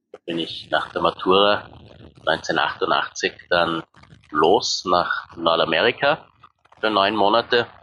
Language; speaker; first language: German; native; German